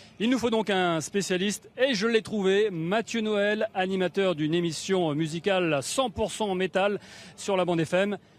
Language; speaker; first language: French; native; French